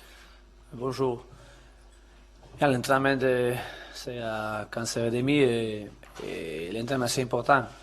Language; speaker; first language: French; non-native, learner; Spanish